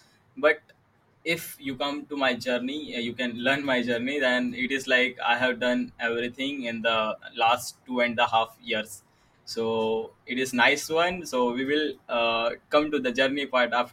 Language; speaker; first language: English; non-native, local second language; Marathi